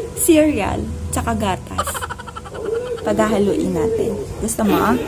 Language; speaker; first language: Filipino; native; Filipino